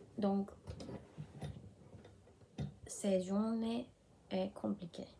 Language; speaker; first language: French; non-native, learner; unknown